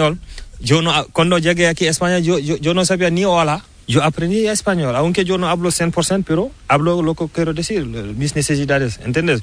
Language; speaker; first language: Spanish; non-native, learner; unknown